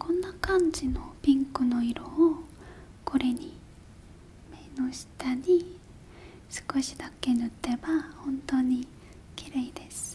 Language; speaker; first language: Japanese; non-native, learner; Korean